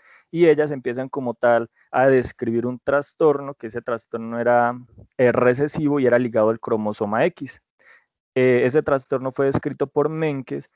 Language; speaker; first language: Spanish; native; Spanish